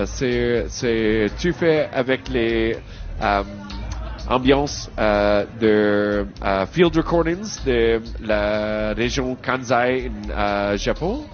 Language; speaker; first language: French; non-native, learner; English